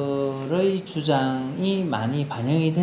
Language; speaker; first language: Korean; non-native, local second language; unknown